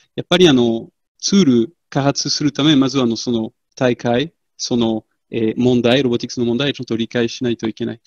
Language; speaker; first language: Japanese; non-native, fluent; French